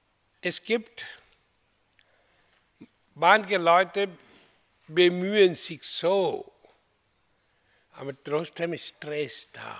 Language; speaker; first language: German; non-native, learner; Hindi